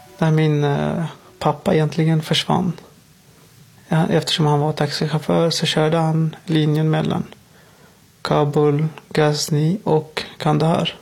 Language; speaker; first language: Swedish; non-native, fluent; Persian